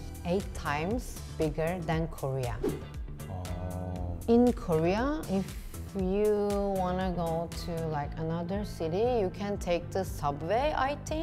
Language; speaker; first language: English; non-native, fluent; Turkish